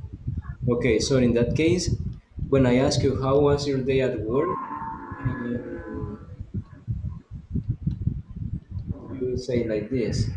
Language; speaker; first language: English; non-native, fluent; Spanish